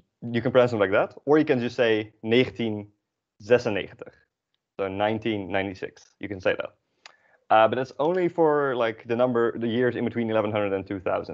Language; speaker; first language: English; non-native, fluent; Dutch